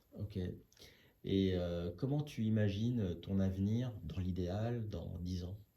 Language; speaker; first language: French; native; French